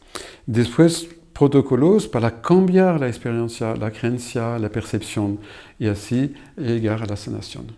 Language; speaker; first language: Spanish; non-native, fluent; French